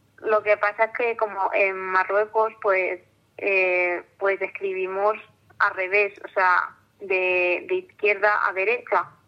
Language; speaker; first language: Spanish; early bilingual, other home language; Arabic